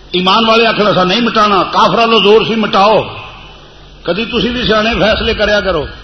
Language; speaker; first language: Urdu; non-native, local second language; Punjabi